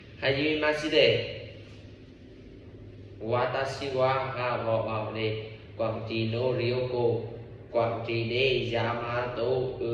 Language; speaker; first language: Japanese; non-native, learner; Vietnamese